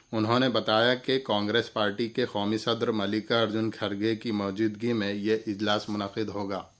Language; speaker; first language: Urdu; native; Urdu